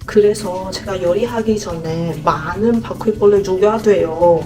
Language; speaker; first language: Korean; non-native, fluent; Chinese